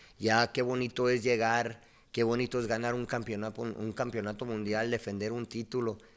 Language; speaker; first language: Spanish; native; Spanish